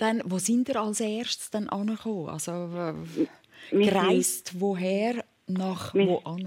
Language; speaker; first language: German; native; German